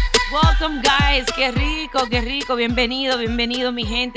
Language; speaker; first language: Spanish; early bilingual, heritage; Spanish